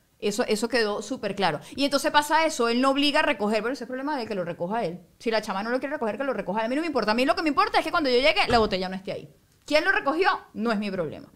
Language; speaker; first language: Spanish; native; Spanish